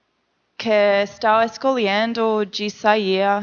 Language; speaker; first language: Portuguese; non-native, learner; English